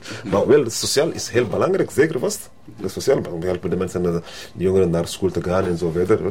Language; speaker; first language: Dutch; non-native, learner; French